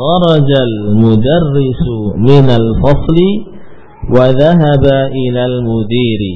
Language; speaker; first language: Arabic; non-native, fluent; Indonesian